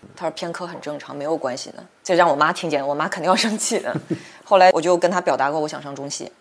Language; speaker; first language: Chinese; native; Chinese